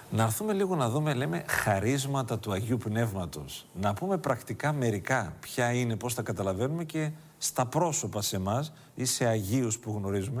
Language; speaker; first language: Greek; native; Greek